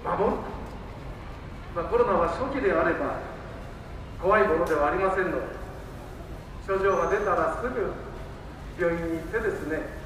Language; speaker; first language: Japanese; native; Japanese